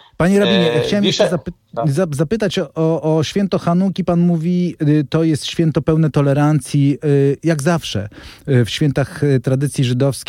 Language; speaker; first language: Polish; native; Polish